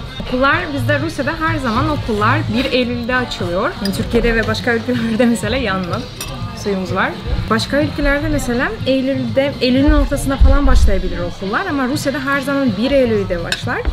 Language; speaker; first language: Turkish; non-native, fluent; Russian